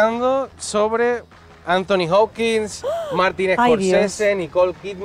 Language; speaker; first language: Spanish; native; Spanish